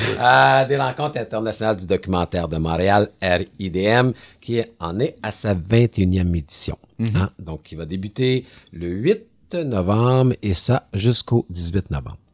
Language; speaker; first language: French; native; French